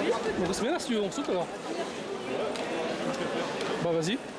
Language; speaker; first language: French; native; French